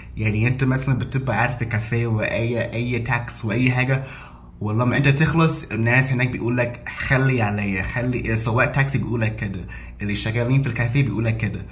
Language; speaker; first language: Egyptian Arabic; non-native, fluent; English